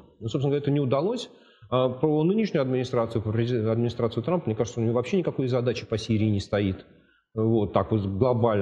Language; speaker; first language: Russian; native; Russian